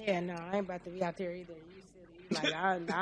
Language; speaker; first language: English; native; English